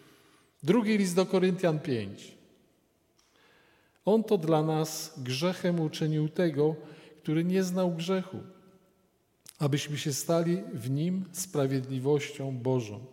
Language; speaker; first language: Polish; native; Polish